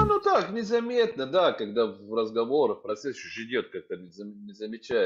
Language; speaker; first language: Russian; non-native, fluent; Arabic